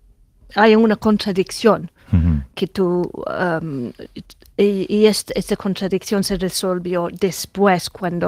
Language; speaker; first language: Spanish; non-native, fluent; English